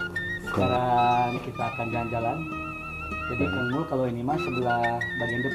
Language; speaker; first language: Indonesian; non-native, local second language; Sundanese